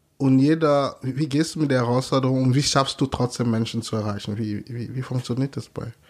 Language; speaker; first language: German; non-native, fluent; English